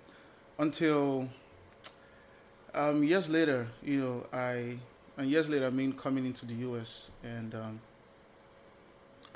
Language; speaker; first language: English; non-native, local second language; Igbo